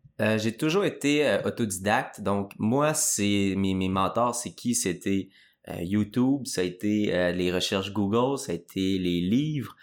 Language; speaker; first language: French; native; French